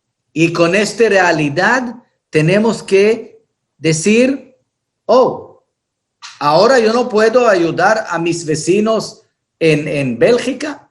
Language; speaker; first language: Spanish; non-native, fluent; Hebrew